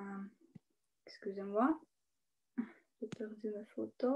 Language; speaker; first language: French; non-native, learner; Russian